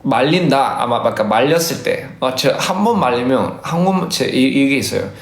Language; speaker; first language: Korean; early bilingual, heritage; English